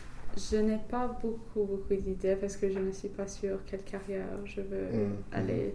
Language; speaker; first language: French; non-native, fluent; English